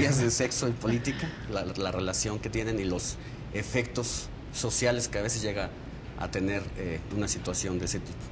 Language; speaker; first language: Spanish; native; Spanish